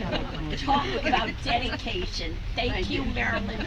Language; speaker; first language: English; native; English